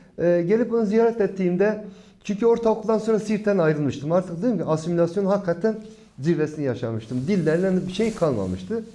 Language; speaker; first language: Turkish; non-native, local second language; Kurdish